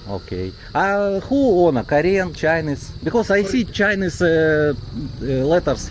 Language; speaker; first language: English; non-native, learner; Russian